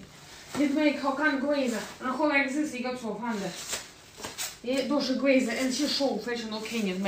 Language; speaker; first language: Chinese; non-native, learner; Russian